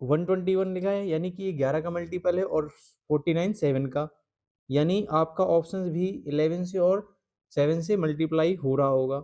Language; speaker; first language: Hindi; native; Hindi